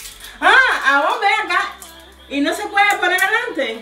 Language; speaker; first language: Spanish; native; Spanish